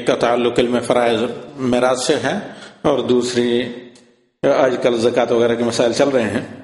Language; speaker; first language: Urdu; native; Urdu